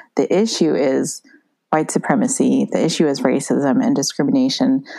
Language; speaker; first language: English; native; English